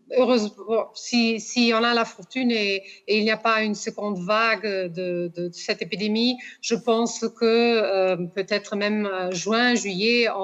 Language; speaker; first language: French; non-native, fluent; Portuguese